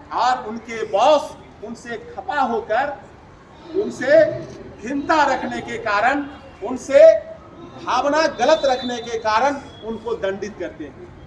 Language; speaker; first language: Hindi; native; Hindi